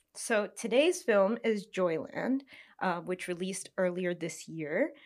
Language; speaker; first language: English; early bilingual, other home language; Hindi